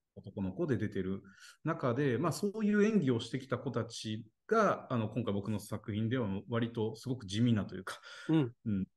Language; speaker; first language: Japanese; native; Japanese